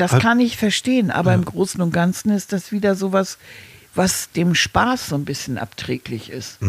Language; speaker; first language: German; native; German